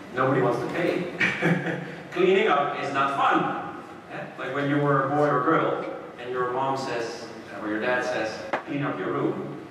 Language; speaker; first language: English; non-native, fluent; Dutch